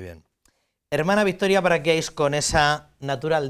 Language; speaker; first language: Spanish; native; Spanish